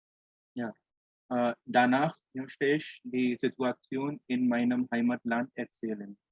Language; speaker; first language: German; non-native, fluent; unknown